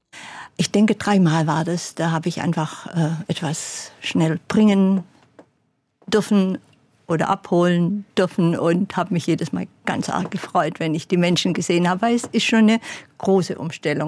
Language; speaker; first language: German; native; German